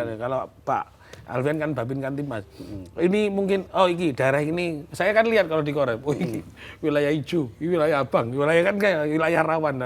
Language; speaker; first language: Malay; non-native, local second language; Javanese